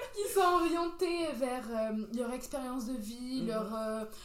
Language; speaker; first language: French; non-native, local second language; Kabyle